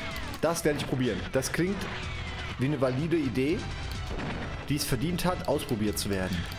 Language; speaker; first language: German; native; German